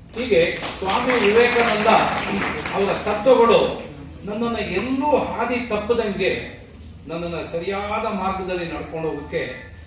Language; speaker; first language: Kannada; non-native, local second language; Kodava